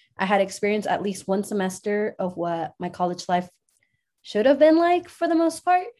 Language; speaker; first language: English; early bilingual, other home language; Spanish